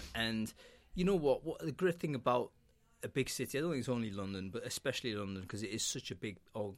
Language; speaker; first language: English; native; English